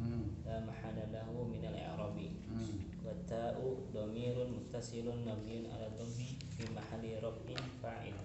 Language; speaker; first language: Arabic; non-native, learner; Indonesian